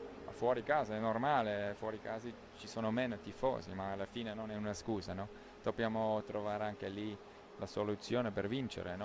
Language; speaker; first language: Italian; non-native, local second language; German